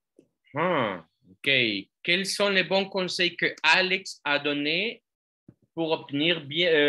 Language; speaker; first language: French; non-native, fluent; Spanish